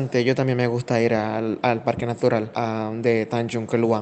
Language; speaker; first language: Spanish; non-native, fluent; Indonesian